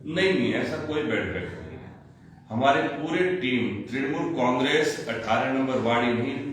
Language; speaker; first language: Hindi; non-native, local second language; Bangla